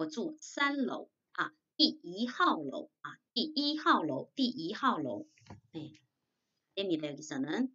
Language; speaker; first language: Chinese; non-native, fluent; Korean